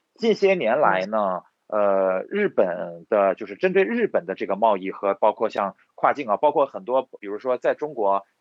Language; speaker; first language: Chinese; native; Chinese